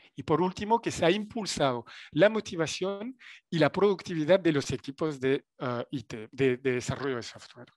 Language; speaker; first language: Spanish; non-native, fluent; French